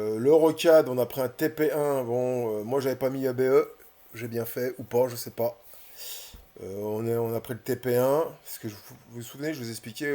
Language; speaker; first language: French; native; French